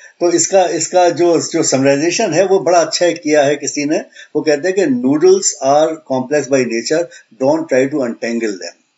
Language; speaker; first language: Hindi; native; Hindi